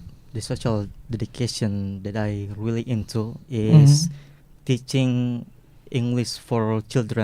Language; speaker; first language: English; non-native, learner; Indonesian